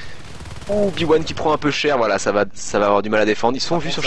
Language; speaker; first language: French; native; French